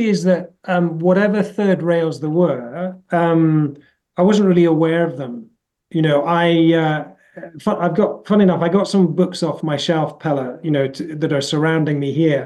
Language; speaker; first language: English; native; English